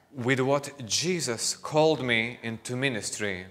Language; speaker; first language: English; non-native, fluent; Latvian